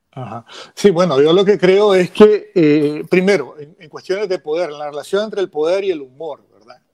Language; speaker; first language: Spanish; native; Spanish